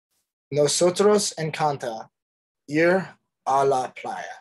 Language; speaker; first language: Spanish; non-native, learner; English